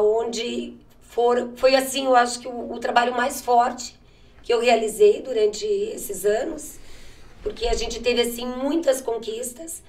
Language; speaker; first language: Portuguese; native; Portuguese